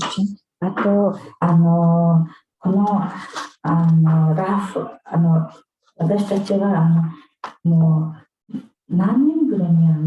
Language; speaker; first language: Japanese; non-native, fluent; Mongolian